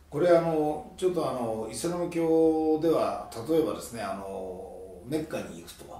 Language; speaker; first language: Japanese; native; Japanese